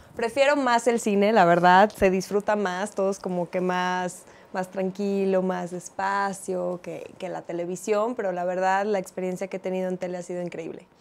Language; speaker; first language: Spanish; native; Spanish